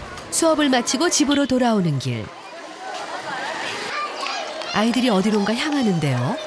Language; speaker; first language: Korean; native; Korean